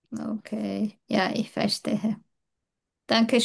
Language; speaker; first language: German; non-native, learner; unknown